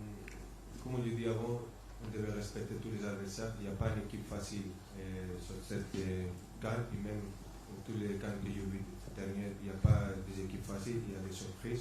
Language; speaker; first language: French; non-native, fluent; Spanish